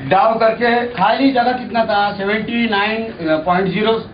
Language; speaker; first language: Hindi; non-native, local second language; Marathi